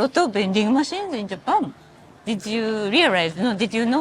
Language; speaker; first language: English; non-native, learner; Japanese